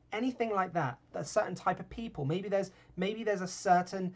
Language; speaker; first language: English; native; English